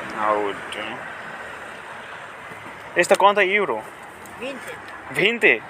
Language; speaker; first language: Portuguese; non-native, learner; Bangla